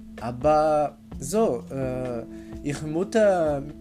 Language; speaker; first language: German; non-native, learner; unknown